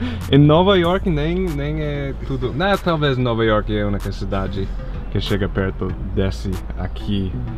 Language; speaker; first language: Portuguese; non-native, fluent; English